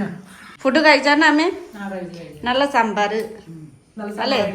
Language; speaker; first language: Malayalam; non-native, fluent; Nepali